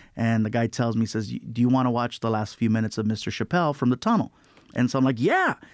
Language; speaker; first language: English; native; English